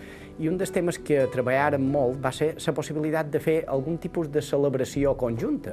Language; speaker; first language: Catalan; native; Catalan